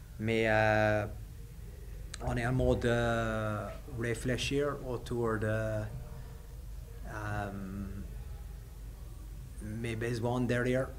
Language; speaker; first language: French; non-native, learner; English